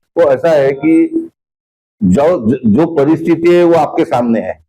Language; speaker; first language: Hindi; non-native, local second language; Marathi